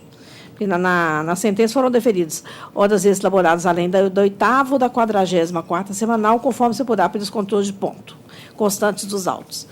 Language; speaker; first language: Portuguese; native; Portuguese